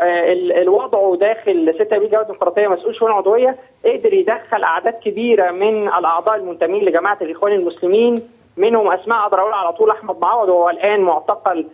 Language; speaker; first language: Arabic; native; Arabic